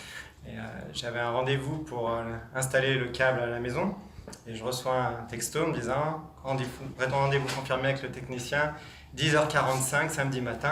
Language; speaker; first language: French; native; French